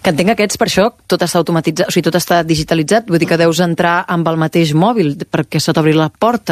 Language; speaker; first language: Catalan; native; Catalan